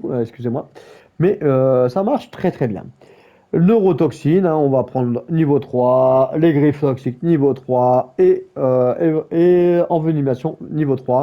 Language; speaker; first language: French; native; French